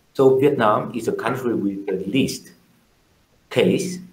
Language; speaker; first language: English; non-native, fluent; Vietnamese